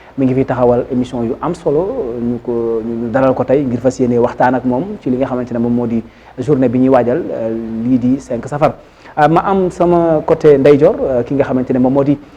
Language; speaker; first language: Wolof; native; Wolof